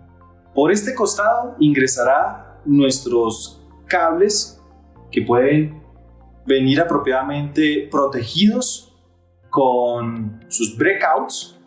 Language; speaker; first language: Spanish; native; Spanish